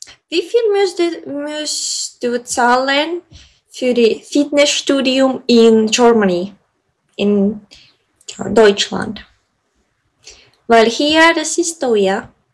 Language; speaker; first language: German; non-native, learner; Ukrainian